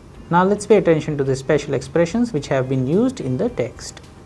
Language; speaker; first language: English; non-native, local second language; Hindi